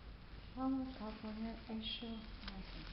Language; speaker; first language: Spanish; non-native, learner; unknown